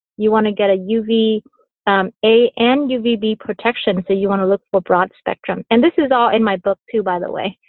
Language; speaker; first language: English; early bilingual, other home language; Vietnamese